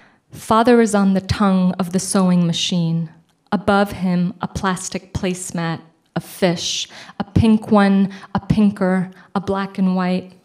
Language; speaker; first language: English; early bilingual, other home language; Persian